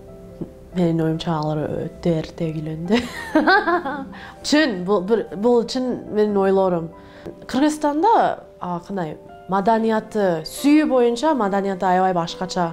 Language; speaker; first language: Kyrgyz; non-native, learner; Korean